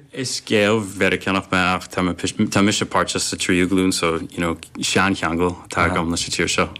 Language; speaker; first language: Irish; non-native, fluent; English